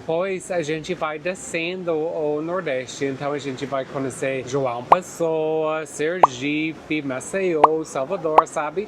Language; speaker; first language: Portuguese; non-native, fluent; English